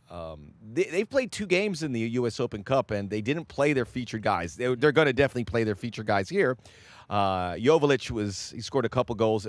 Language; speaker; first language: English; native; English